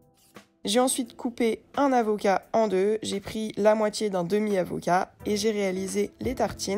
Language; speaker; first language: French; native; French